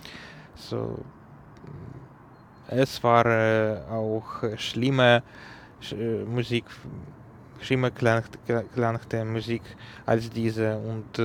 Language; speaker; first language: German; non-native, learner; Ukrainian